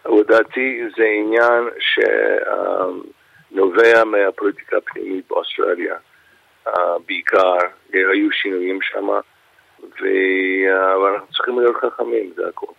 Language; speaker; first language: Hebrew; non-native, fluent; English